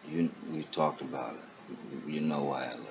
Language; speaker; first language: English; native; English